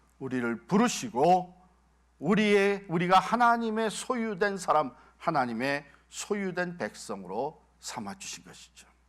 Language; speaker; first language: Korean; native; Korean